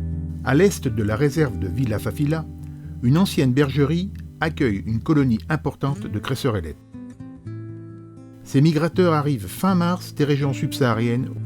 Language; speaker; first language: French; native; French